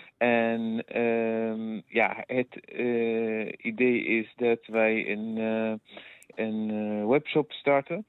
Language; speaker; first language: Dutch; non-native, fluent; Arabic